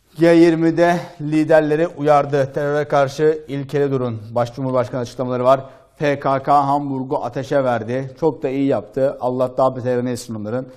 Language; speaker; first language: Turkish; native; Turkish